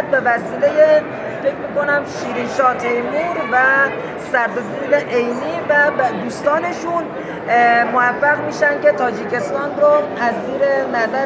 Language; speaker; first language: Persian; native; Persian